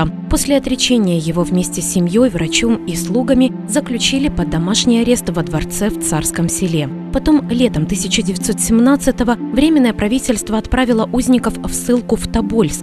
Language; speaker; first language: Russian; native; Russian